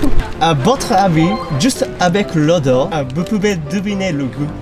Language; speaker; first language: French; non-native, fluent; Japanese